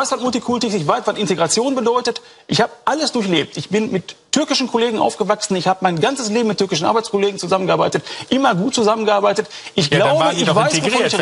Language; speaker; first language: German; native; German